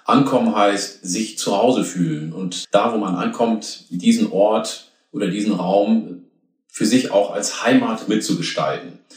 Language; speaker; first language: German; early bilingual, other home language; Oromo